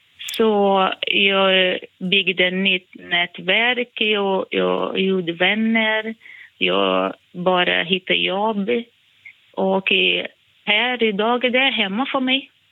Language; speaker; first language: Swedish; non-native, fluent; Portuguese